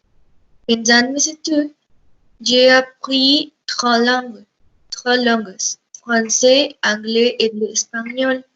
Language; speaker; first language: French; non-native, learner; Spanish